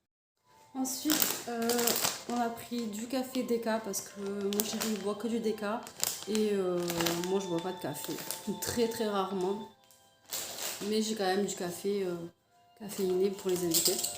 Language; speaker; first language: French; native; French